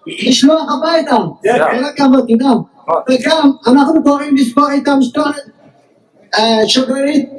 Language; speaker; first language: Hebrew; non-native, fluent; Tigrinya